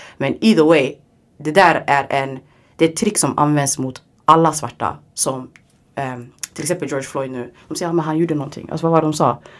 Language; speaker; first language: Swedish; early bilingual, other home language; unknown